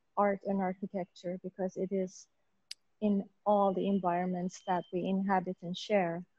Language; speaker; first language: English; native; English